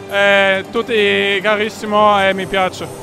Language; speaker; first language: Italian; non-native, learner; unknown